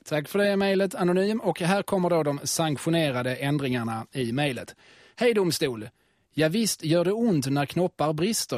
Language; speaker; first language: Swedish; native; Swedish